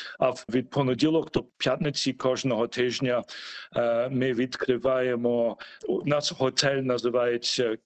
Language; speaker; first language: Ukrainian; early bilingual, heritage; Ukrainian